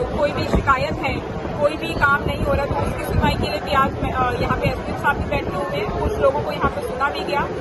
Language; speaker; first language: Hindi; non-native, local second language; Punjabi